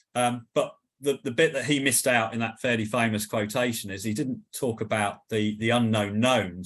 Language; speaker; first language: English; native; English